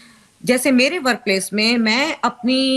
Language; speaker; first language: Hindi; native; Hindi